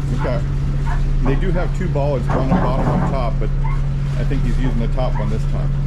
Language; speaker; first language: English; native; English